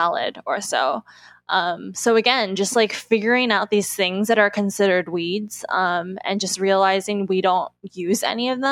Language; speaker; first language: English; native; English